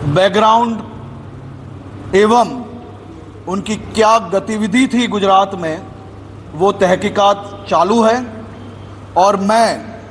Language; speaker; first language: Hindi; non-native, local second language; Gujarati